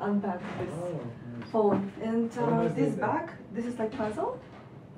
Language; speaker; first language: English; non-native, learner; Ukrainian